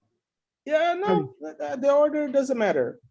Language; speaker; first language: English; non-native, fluent; Portuguese